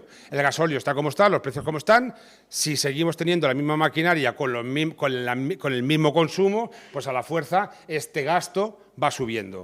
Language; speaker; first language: Spanish; native; Spanish